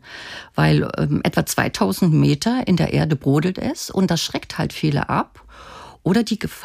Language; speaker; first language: German; native; German